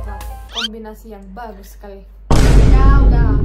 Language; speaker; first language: Indonesian; early bilingual, other home language; Russian